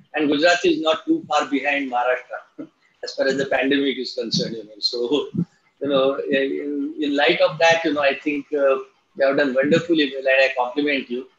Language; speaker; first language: English; non-native, local second language; Marathi